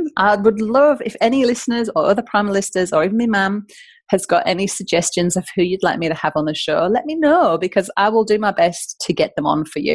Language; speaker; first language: English; native; English